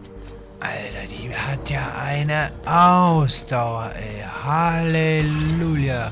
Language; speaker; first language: German; native; German